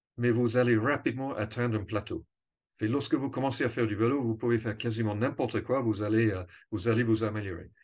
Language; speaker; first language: French; non-native, fluent; English